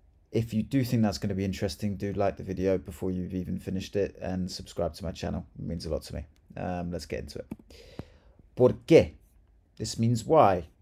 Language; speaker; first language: English; native; English